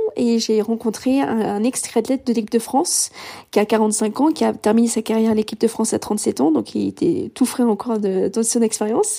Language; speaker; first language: French; early bilingual, other home language; English